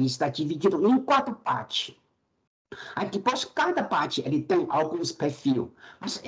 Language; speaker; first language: Portuguese; non-native, fluent; Chinese